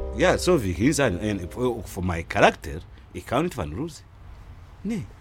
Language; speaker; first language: Dutch; non-native, learner; Rundi